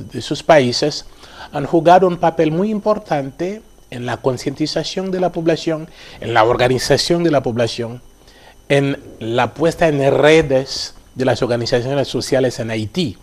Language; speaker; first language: Spanish; non-native, fluent; Haitian Creole